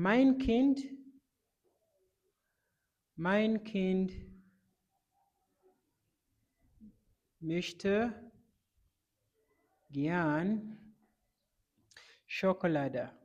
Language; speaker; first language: German; non-native, fluent; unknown